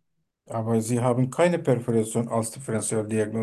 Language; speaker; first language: German; non-native, fluent; Turkish